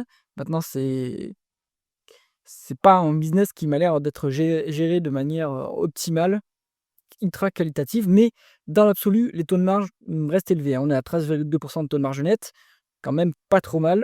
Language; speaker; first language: French; native; French